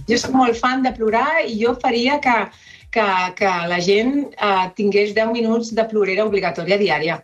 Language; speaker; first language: Catalan; non-native, local second language; Spanish